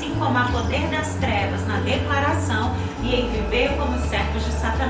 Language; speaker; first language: Portuguese; native; Portuguese